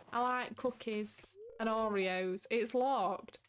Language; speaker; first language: English; native; English